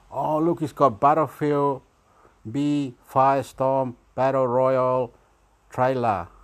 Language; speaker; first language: English; non-native, fluent; Spanish